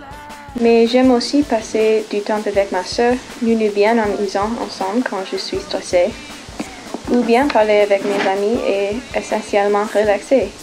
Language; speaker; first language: French; non-native, fluent; English